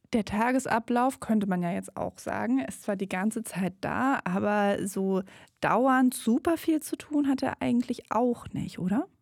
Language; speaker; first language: German; native; German